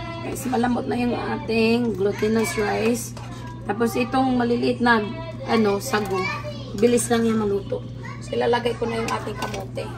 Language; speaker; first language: Filipino; non-native, local second language; Cebuano